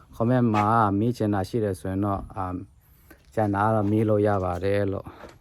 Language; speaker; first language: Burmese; non-native, local second language; Tedim Chin